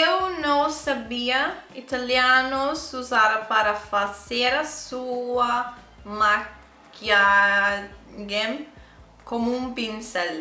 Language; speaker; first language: Portuguese; non-native, learner; Italian